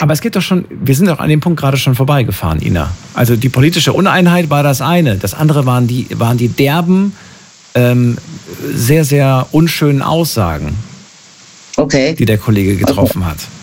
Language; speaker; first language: German; native; German